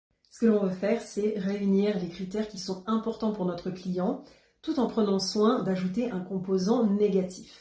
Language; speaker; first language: French; native; French